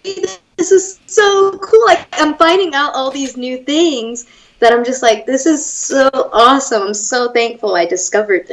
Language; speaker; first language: English; native; English